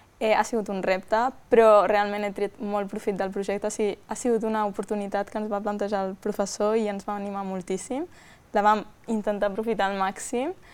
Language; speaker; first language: Catalan; non-native, local second language; Spanish